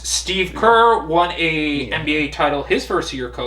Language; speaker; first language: English; native; English